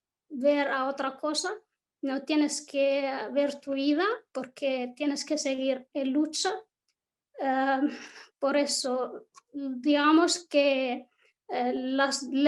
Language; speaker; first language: Spanish; non-native, local second language; Arabic